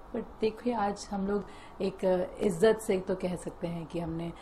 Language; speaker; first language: Hindi; native; Hindi